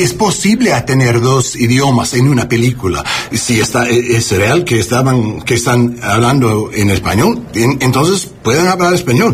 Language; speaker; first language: Spanish; early bilingual, heritage; English